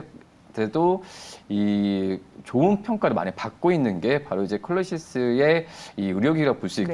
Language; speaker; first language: Korean; native; Korean